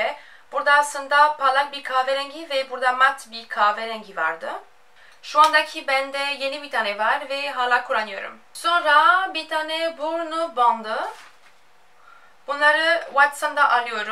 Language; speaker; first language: Turkish; non-native, fluent; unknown